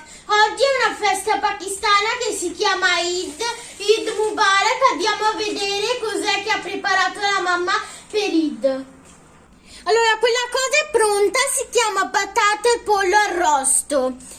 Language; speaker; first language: Italian; early bilingual, other home language; Urdu